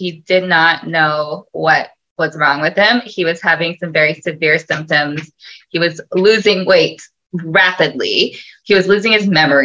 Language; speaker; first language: English; native; English